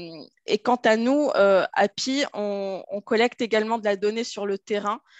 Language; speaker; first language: French; native; French